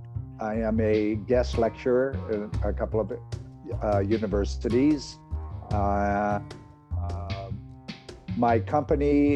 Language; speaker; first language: English; native; English